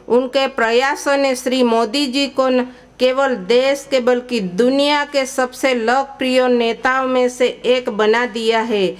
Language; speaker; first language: Hindi; non-native, local second language; Gujarati